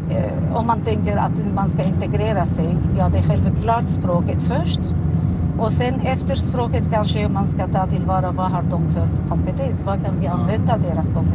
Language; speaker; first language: Swedish; non-native, fluent; Arabic